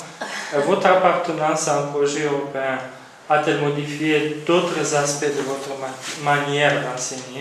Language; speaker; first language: French; non-native, fluent; Romanian